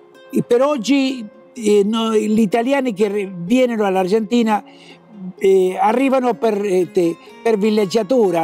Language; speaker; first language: Italian; early bilingual, heritage; Italian